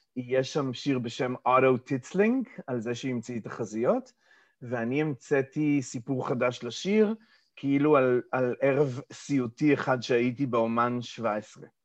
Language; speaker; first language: Hebrew; early bilingual, other home language; English